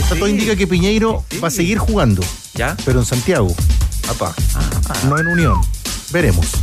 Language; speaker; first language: Spanish; native; Spanish